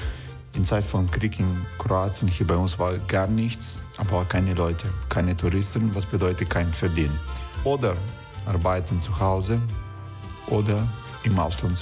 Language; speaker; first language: German; non-native, fluent; Croatian